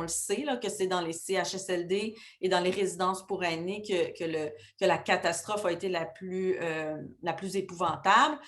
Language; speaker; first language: French; native; French